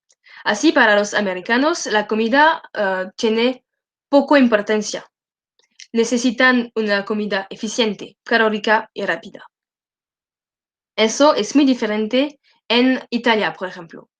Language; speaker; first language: Spanish; non-native, learner; French